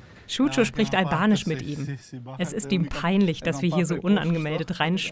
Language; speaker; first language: German; native; German